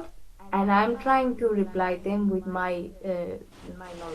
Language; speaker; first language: English; non-native, fluent; Bangla